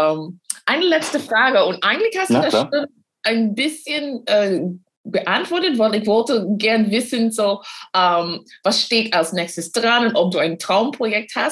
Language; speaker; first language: German; non-native, fluent; English